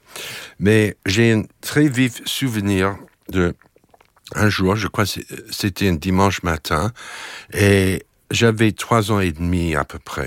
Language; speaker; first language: French; non-native, fluent; English